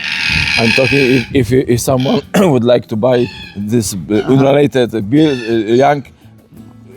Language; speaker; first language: English; non-native, learner; Polish